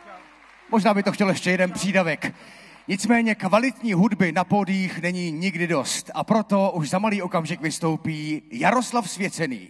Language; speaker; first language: Czech; native; Czech